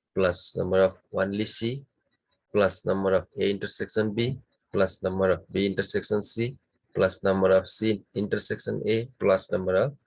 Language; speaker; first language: English; non-native, local second language; Nepali